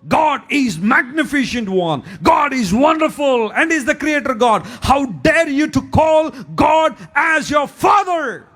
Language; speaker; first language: English; non-native, local second language; Telugu